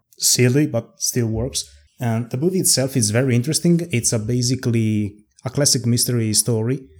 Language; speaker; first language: English; non-native, fluent; Italian